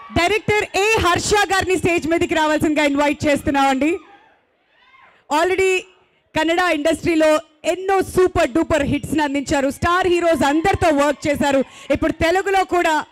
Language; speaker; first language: Telugu; native; Telugu